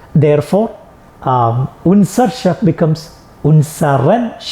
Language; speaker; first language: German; non-native, fluent; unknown